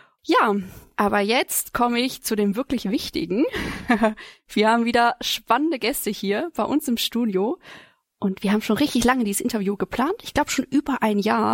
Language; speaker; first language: German; native; German